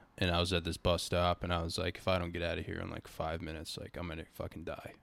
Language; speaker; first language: English; native; English